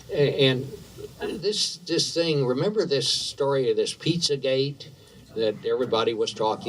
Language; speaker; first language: English; native; English